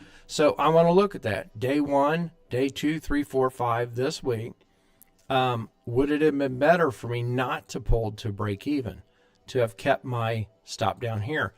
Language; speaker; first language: English; native; English